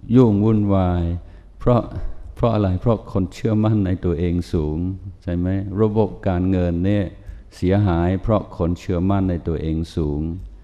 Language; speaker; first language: Thai; non-native, fluent; English